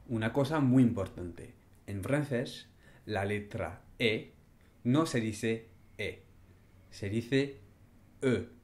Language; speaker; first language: Spanish; non-native, fluent; French